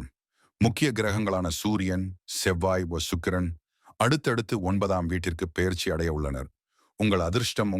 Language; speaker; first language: Tamil; native; Tamil